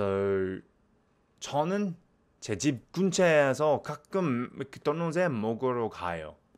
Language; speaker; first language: Korean; non-native, learner; English